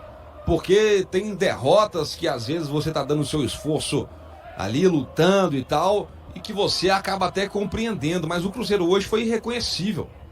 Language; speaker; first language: Portuguese; native; Portuguese